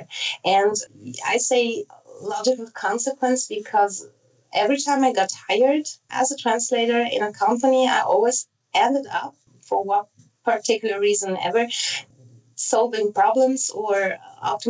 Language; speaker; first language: English; non-native, fluent; Italian